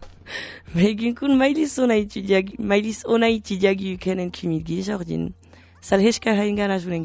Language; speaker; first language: Basque; native; Basque